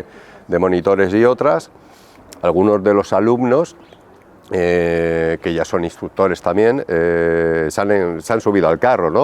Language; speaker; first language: Spanish; native; Spanish